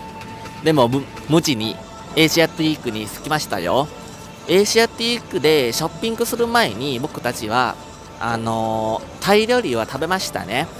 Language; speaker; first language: Japanese; non-native, learner; Thai